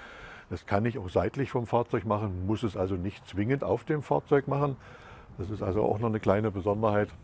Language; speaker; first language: German; native; German